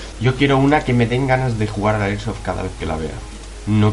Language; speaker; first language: Spanish; native; Spanish